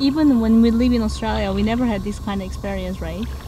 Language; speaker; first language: English; non-native, fluent; Korean